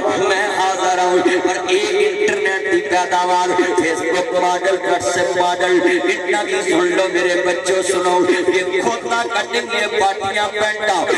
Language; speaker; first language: Urdu; non-native, local second language; Punjabi